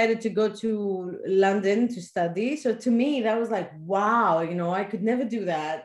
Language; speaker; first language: English; non-native, fluent; Greek